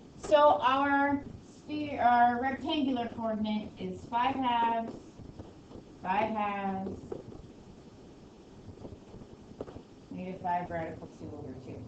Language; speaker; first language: English; native; English